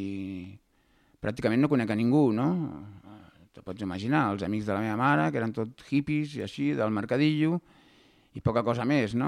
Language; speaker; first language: Catalan; native; Catalan